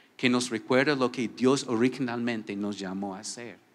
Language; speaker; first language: Spanish; non-native, fluent; English